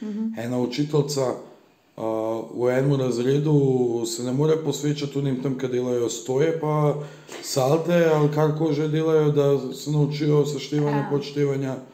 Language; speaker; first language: Slovenian; early bilingual, other home language; Bosnian